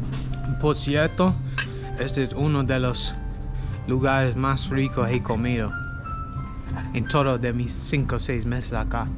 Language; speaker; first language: Spanish; non-native, learner; English